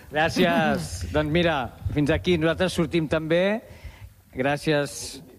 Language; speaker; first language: Catalan; native; Catalan